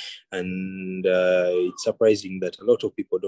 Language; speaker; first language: English; non-native, local second language; Ganda